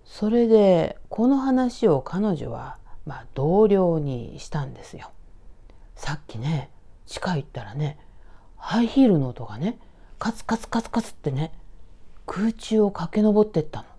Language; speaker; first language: Japanese; native; Japanese